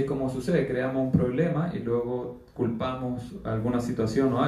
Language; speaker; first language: Spanish; native; Spanish